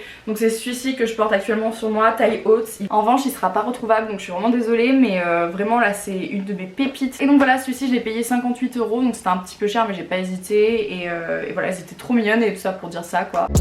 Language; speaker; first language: French; native; French